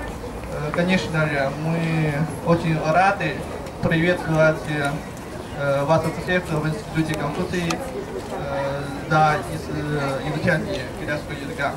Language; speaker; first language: Russian; non-native, fluent; Chinese